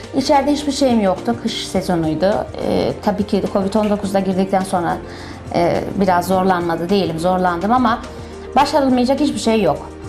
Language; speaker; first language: Turkish; early bilingual, heritage; Turkish